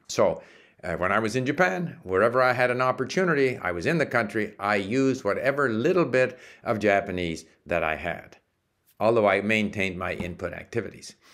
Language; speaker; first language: English; early bilingual, other home language; Czech